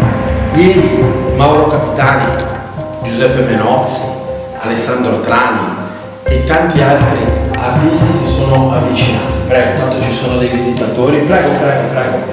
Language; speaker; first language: Italian; native; Italian